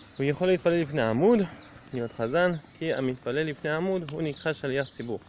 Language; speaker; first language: Hebrew; non-native, fluent; French